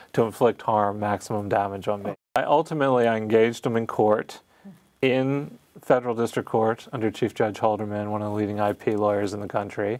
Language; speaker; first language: English; native; English